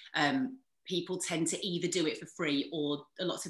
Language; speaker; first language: English; native; English